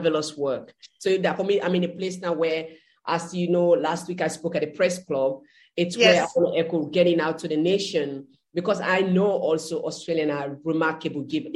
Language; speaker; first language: English; non-native, local second language; Krio